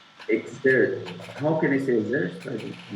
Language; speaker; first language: English; non-native, learner; Portuguese